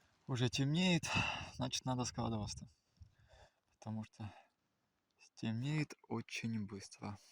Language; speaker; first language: Russian; native; Russian